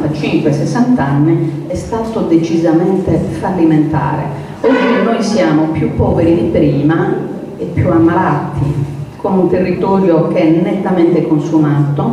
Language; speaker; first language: Italian; native; Italian